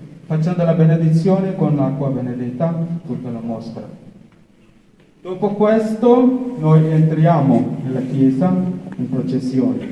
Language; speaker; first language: Italian; non-native, fluent; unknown